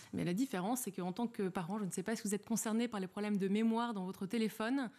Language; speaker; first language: French; native; French